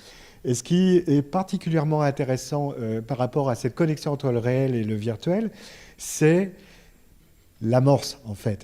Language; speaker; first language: French; native; French